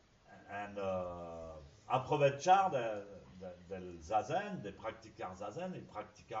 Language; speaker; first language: Spanish; non-native, fluent; French